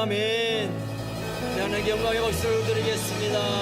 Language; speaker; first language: Korean; native; Korean